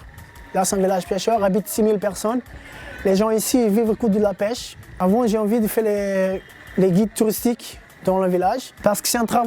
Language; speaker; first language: French; non-native, learner; Kabuverdianu